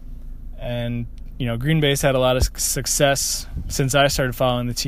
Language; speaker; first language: English; native; English